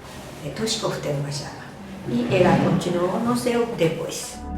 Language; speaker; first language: Portuguese; non-native, fluent; Japanese